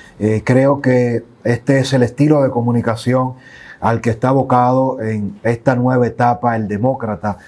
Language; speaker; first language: Spanish; native; Spanish